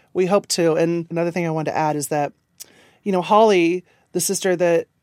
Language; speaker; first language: English; native; English